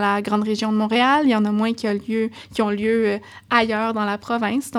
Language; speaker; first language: French; native; French